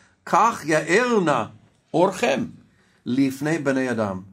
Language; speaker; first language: Hebrew; non-native, fluent; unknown